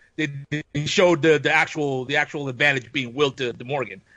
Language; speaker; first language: English; native; English